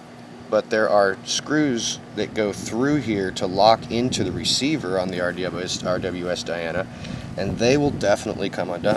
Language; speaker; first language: English; native; English